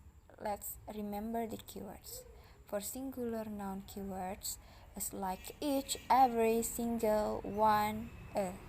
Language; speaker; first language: English; non-native, learner; Indonesian